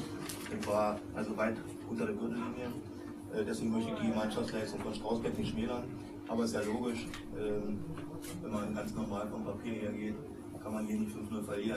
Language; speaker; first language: German; native; German